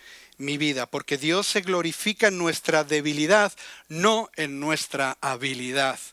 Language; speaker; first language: Spanish; native; Spanish